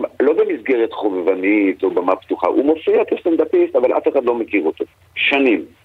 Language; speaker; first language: Hebrew; native; Hebrew